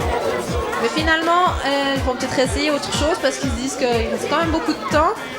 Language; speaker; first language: French; native; French